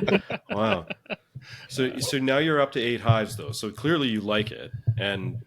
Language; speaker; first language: English; native; English